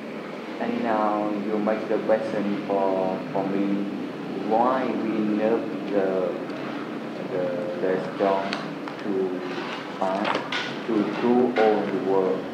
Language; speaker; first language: English; non-native, learner; Vietnamese